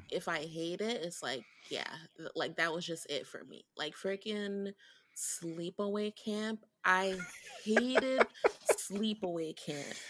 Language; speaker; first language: English; early bilingual, other home language; Haitian Creole